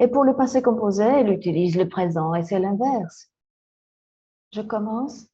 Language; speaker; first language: French; non-native, fluent; Spanish